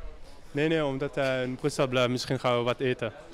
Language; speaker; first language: Dutch; non-native, learner; French